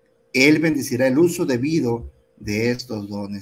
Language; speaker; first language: Spanish; native; Spanish